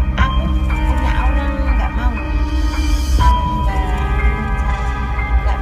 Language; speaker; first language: Indonesian; non-native, local second language; Javanese